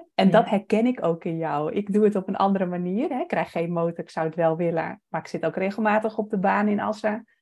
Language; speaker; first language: Dutch; native; Dutch